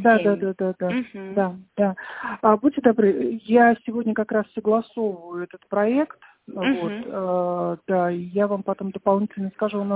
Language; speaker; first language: Russian; native; Russian